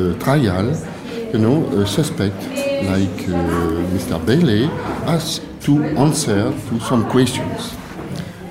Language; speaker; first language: English; non-native, fluent; French